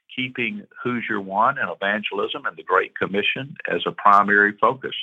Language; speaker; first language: English; native; English